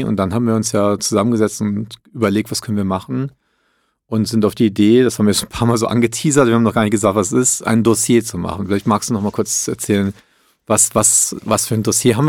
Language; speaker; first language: German; early bilingual, other home language; Italian